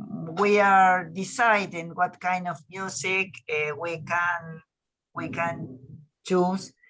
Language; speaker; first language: English; non-native, learner; Spanish